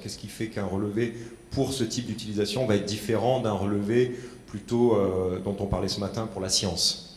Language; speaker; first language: French; native; French